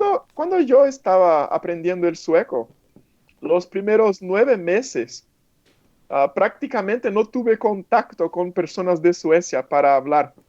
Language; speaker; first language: Spanish; non-native, fluent; Portuguese